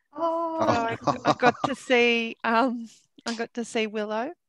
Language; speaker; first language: English; native; English